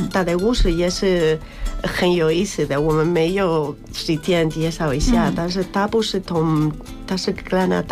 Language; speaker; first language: Chinese; non-native, learner; Spanish